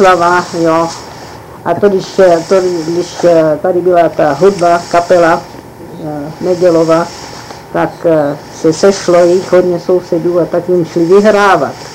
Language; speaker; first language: Czech; early bilingual, heritage; Czech